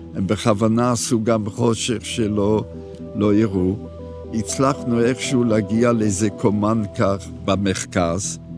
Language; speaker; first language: Hebrew; non-native, fluent; French